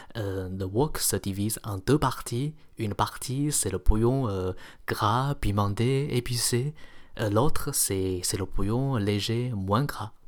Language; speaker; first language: French; non-native, fluent; Chinese